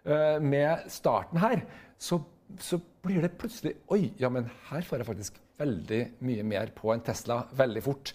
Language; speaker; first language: Norwegian; native; Norwegian